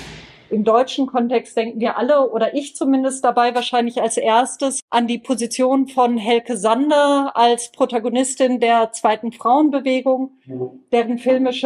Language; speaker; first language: German; native; German